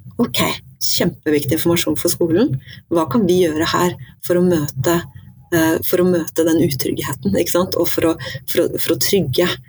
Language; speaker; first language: Norwegian; native; Norwegian